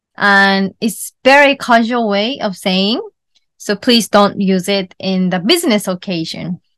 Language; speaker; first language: English; non-native, fluent; Japanese